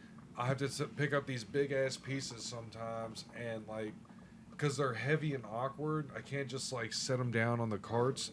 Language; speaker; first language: English; native; English